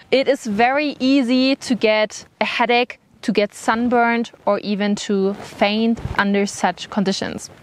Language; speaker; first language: English; non-native, fluent; German